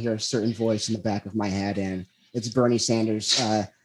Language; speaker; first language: English; native; English